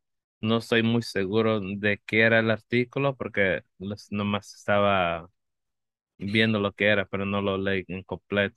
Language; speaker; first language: Spanish; early bilingual, heritage; Spanish